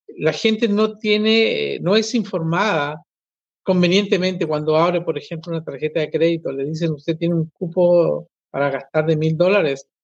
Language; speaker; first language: Spanish; native; Spanish